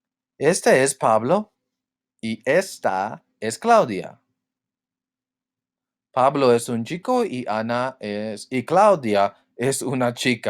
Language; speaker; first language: Spanish; non-native, fluent; English